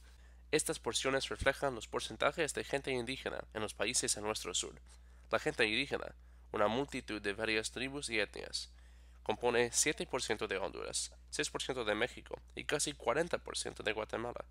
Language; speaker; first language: Spanish; non-native, fluent; English